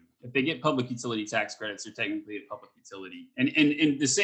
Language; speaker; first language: English; native; English